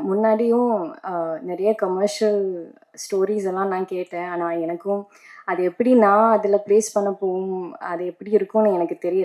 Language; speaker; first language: Tamil; non-native, learner; Malayalam